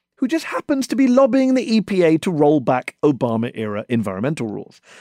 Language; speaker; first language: English; native; English